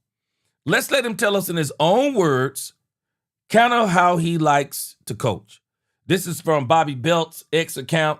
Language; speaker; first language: English; native; English